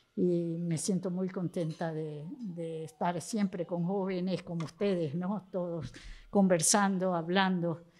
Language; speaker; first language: Spanish; native; Spanish